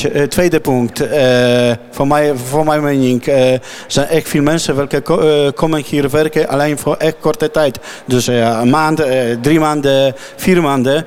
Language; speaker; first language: Dutch; non-native, learner; Polish